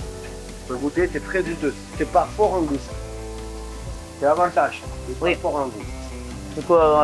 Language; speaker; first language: French; native; French